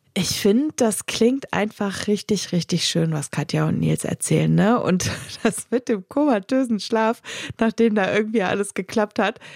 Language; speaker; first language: German; native; German